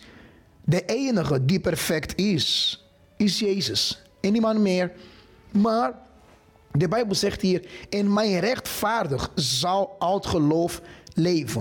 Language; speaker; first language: Dutch; non-native, fluent; Portuguese